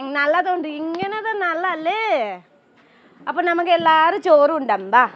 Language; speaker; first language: Malayalam; non-native, learner; Nepali